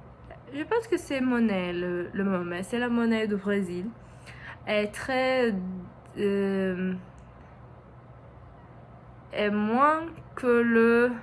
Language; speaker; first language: French; non-native, learner; Portuguese